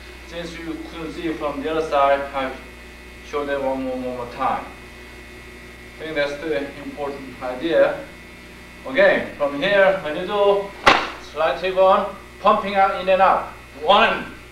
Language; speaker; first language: English; non-native, fluent; Korean